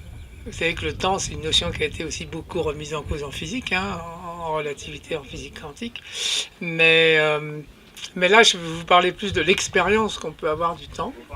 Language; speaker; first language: French; native; French